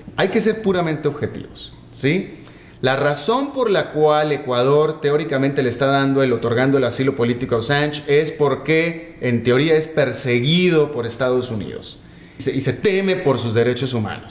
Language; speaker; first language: Spanish; native; Spanish